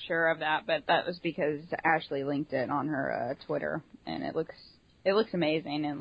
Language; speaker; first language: English; native; English